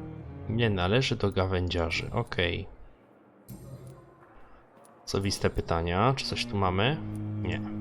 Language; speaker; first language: Polish; native; Polish